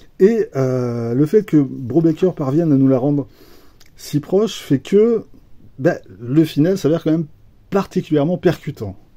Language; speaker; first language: French; native; French